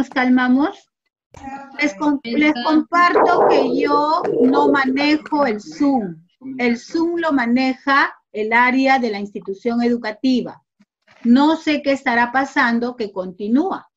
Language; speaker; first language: Spanish; native; Spanish